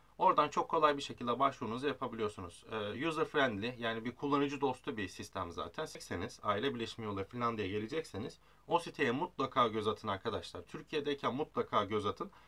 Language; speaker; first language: Turkish; native; Turkish